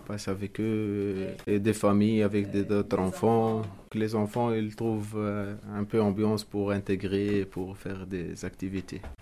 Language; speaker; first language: French; non-native, local second language; Arabic